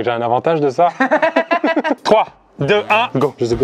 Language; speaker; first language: French; native; French